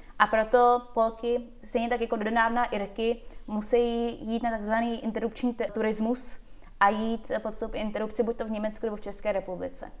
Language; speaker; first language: Czech; early bilingual, heritage; Czech